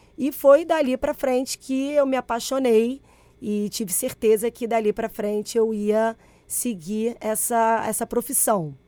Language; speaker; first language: Portuguese; early bilingual, other home language; Spanish